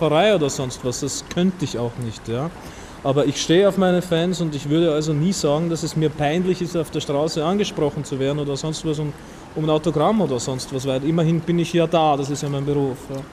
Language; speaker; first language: German; native; German